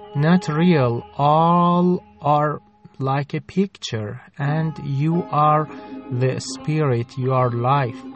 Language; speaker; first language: English; non-native, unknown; Persian